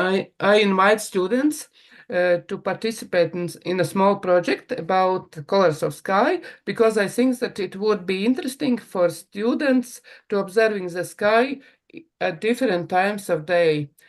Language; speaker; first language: English; non-native, learner; Latvian